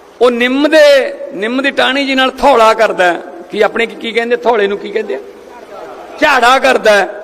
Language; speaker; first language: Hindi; non-native, local second language; Punjabi